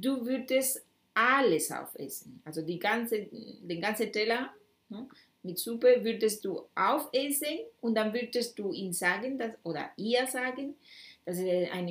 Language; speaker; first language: German; non-native, fluent; Spanish